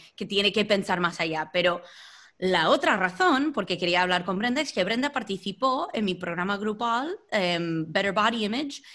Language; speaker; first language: Spanish; non-native, fluent; English